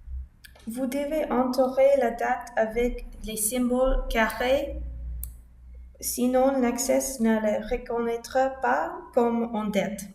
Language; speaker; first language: French; non-native, learner; English